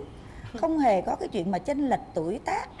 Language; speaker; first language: Vietnamese; native; Vietnamese